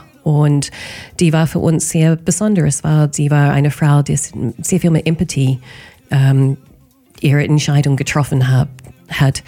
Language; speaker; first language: German; non-native, fluent; English